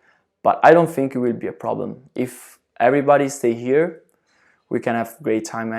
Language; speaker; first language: English; non-native, fluent; Italian